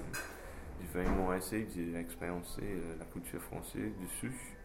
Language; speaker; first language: French; non-native, fluent; English